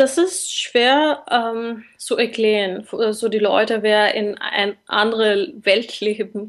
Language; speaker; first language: German; non-native, learner; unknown